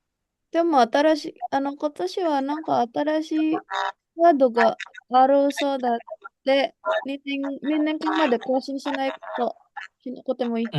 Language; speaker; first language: Japanese; non-native, learner; Indonesian